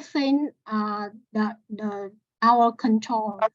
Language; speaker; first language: English; non-native, learner; Vietnamese